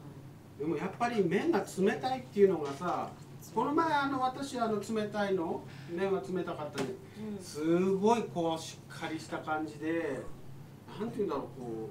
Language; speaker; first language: Japanese; native; Japanese